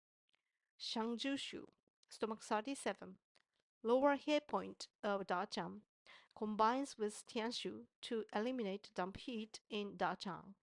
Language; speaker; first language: English; non-native, fluent; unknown